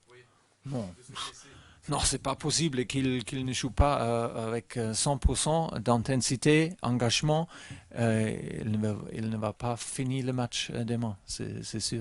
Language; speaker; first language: French; non-native, learner; German